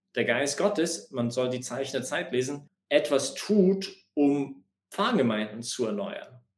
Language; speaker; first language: German; non-native, fluent; English